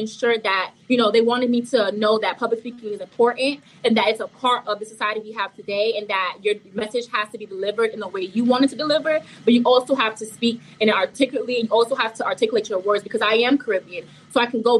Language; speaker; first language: English; early bilingual, other home language; Haitian Creole